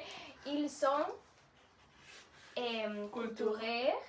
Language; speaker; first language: French; non-native, learner; Spanish